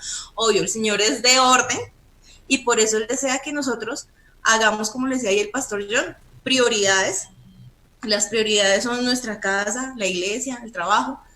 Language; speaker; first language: Spanish; native; Spanish